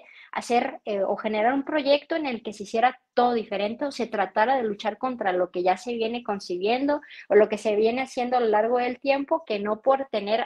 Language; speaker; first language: Spanish; native; Spanish